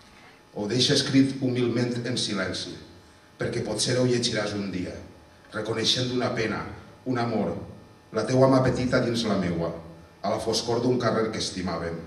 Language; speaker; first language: Catalan; native; Catalan